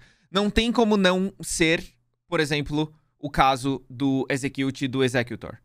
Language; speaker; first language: Portuguese; native; Portuguese